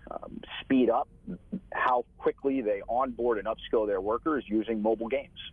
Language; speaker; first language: English; native; English